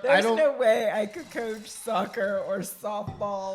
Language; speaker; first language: English; native; English